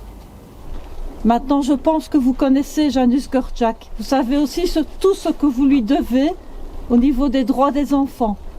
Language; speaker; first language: French; native; French